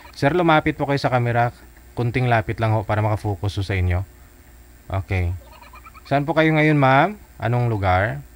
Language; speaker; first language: Filipino; native; Filipino